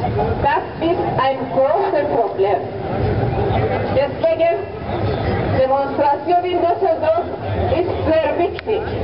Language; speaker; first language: German; non-native, fluent; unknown